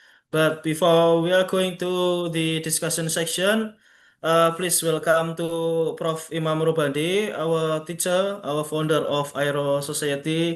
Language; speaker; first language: English; non-native, local second language; Javanese